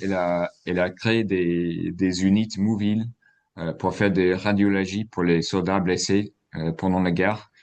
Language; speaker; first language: French; non-native, fluent; English